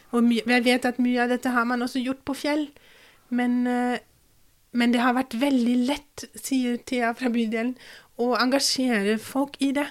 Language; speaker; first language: Norwegian; non-native, fluent; German